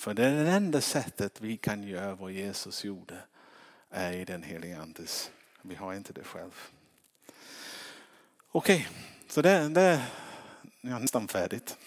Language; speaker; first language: Swedish; non-native, fluent; English